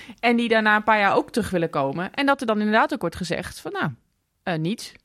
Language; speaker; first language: Dutch; native; Dutch